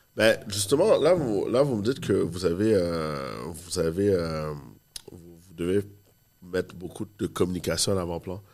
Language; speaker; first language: French; native; French